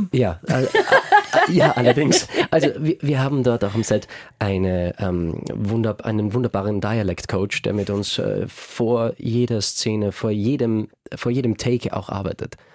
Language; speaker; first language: German; native; German